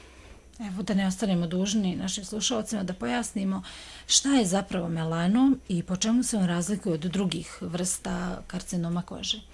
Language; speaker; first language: Croatian; native; Croatian